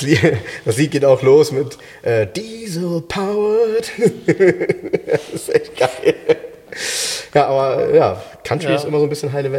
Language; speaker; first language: German; native; German